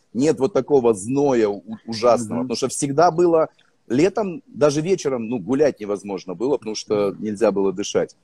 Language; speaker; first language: Russian; native; Russian